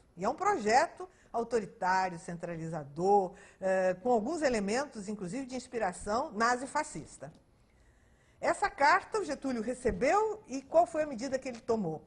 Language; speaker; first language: Portuguese; early bilingual, other home language; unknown